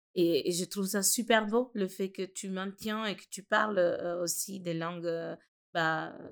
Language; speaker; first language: French; non-native, fluent; Gujarati